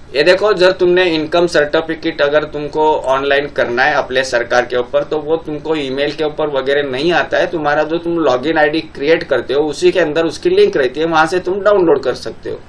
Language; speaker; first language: Hindi; non-native, local second language; Marathi